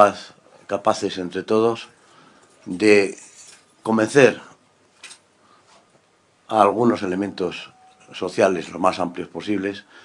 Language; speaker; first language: Spanish; native; Spanish